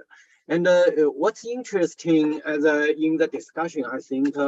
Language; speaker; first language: English; non-native, fluent; Chinese